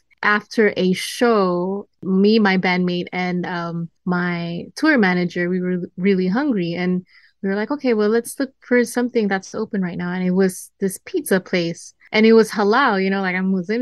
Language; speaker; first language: English; non-native, local second language; Malay